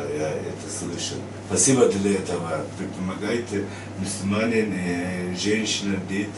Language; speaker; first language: Russian; non-native, learner; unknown